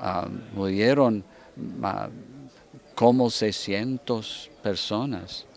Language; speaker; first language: Spanish; non-native, fluent; English